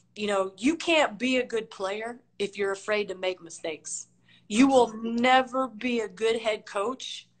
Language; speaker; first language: English; native; English